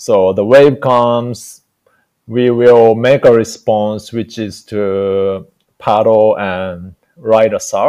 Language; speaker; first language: English; non-native, fluent; Japanese